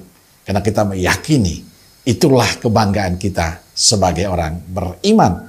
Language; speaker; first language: Indonesian; native; Indonesian